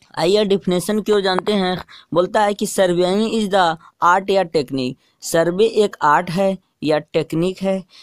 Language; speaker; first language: Hindi; native; Hindi